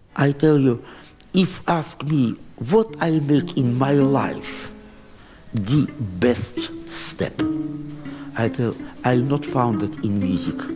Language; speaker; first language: English; non-native, learner; Russian